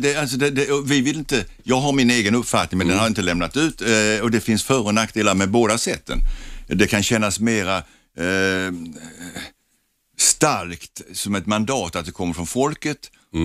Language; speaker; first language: Swedish; native; Swedish